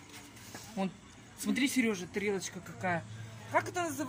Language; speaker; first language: Russian; native; Russian